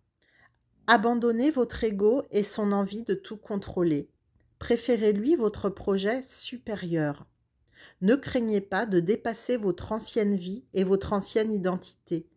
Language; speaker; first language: French; native; French